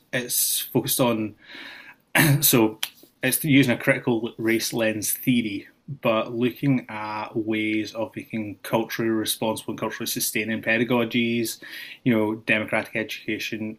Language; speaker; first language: English; native; English